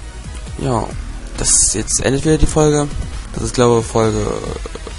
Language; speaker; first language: German; native; German